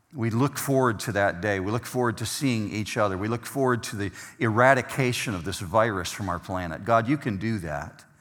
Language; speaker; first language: English; native; English